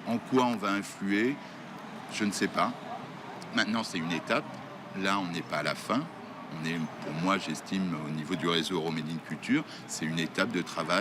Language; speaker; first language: French; native; French